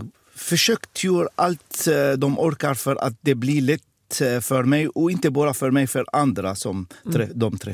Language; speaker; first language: Swedish; non-native, fluent; Arabic